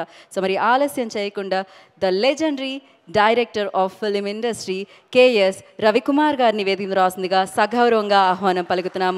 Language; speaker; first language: Telugu; native; Telugu